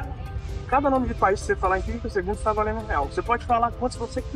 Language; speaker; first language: Portuguese; native; Portuguese